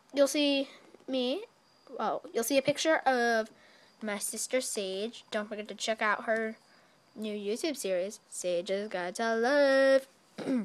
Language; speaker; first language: English; native; English